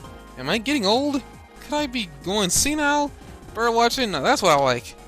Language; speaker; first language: English; native; English